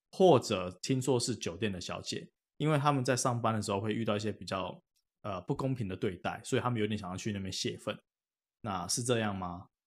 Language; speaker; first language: Chinese; native; Chinese